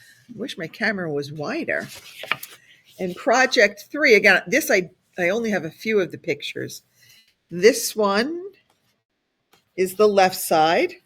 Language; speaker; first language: English; native; English